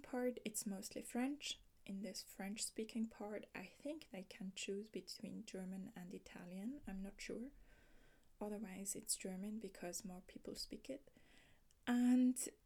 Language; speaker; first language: English; non-native, fluent; German